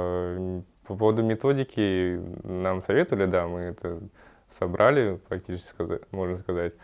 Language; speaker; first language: Russian; early bilingual, other home language; Kyrgyz